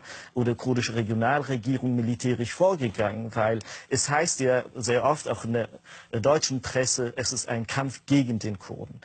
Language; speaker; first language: German; non-native, fluent; Kurdish